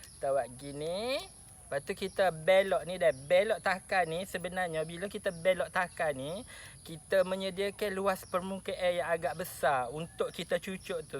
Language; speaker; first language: Malay; native; Malay